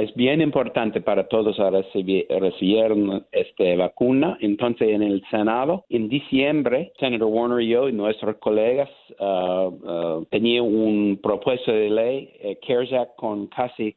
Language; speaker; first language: Spanish; non-native, learner; English